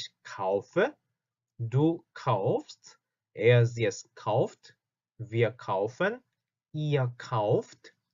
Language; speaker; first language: German; non-native, fluent; Korean